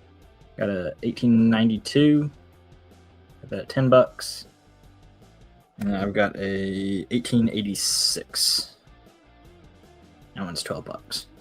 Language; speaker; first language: English; native; English